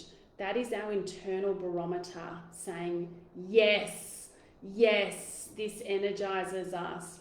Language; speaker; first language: English; native; English